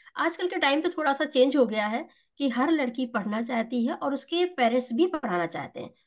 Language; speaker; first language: Hindi; native; Hindi